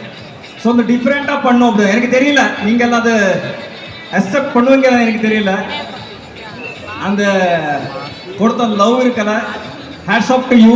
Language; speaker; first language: Tamil; non-native, learner; Kannada